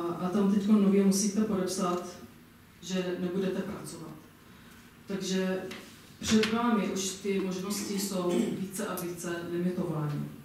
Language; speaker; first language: Czech; non-native, fluent; English